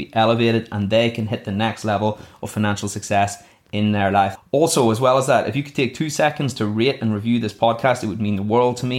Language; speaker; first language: English; native; English